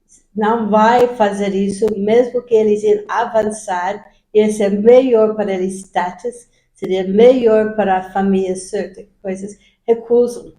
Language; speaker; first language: Portuguese; non-native, fluent; English